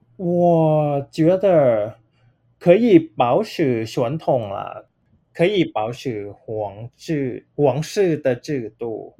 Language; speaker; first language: Chinese; non-native, fluent; Thai